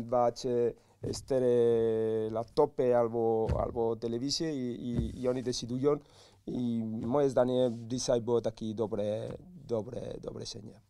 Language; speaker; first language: Polish; non-native, learner; Spanish